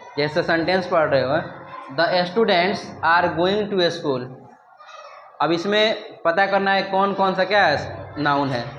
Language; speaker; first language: Hindi; native; Hindi